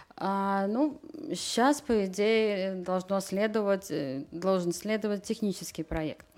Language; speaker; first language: Russian; non-native, local second language; Latvian